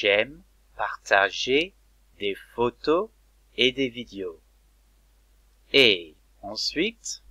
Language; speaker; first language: French; non-native, fluent; English